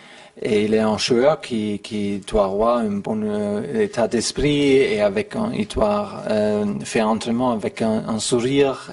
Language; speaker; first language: French; non-native, learner; German